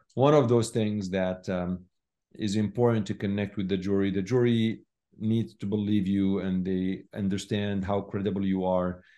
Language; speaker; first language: English; non-native, fluent; Arabic